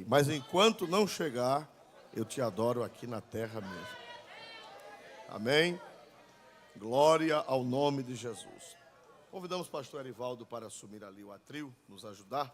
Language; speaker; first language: Portuguese; native; Portuguese